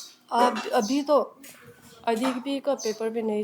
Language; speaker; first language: Hindi; non-native, local second language; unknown